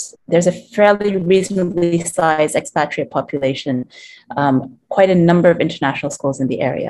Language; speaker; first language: English; non-native, local second language; Cantonese